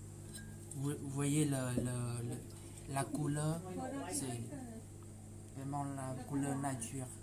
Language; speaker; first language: French; non-native, fluent; Vietnamese